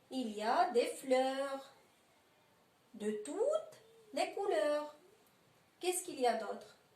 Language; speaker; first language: French; non-native, local second language; Arabic